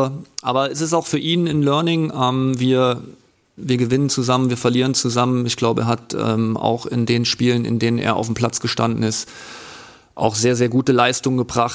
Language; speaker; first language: German; native; German